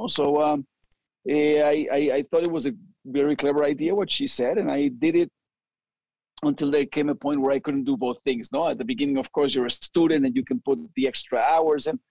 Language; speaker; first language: English; early bilingual, other home language; Spanish